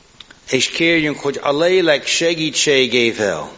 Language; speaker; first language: Hungarian; non-native, fluent; English